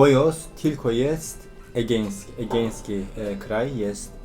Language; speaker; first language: Polish; non-native, learner; Turkish